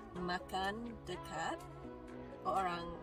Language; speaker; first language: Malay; early bilingual, heritage; Malay